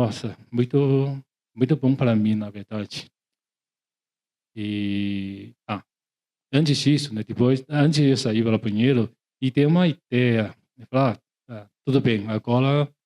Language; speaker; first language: Portuguese; non-native, learner; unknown